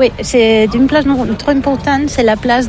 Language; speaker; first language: French; non-native, learner; Catalan